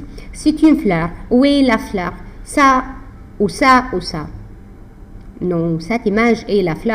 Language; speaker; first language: French; non-native, fluent; Arabic